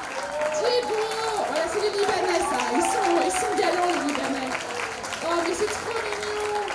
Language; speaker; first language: French; native; French